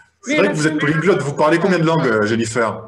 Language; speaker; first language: French; native; French